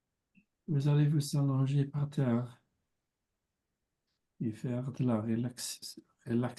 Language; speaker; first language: French; non-native, learner; English